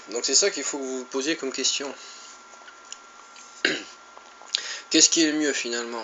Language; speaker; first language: French; native; French